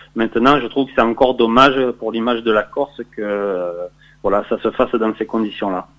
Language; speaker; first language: French; native; French